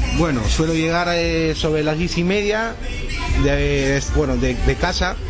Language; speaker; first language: Spanish; native; Spanish